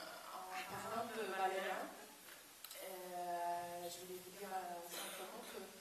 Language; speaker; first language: French; non-native, fluent; Italian